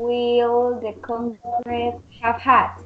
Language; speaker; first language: English; non-native, learner; Spanish